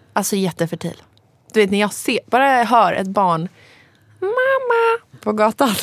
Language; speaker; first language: Swedish; early bilingual, other home language; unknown